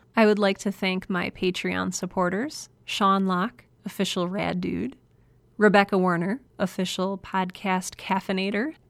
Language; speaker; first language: English; native; English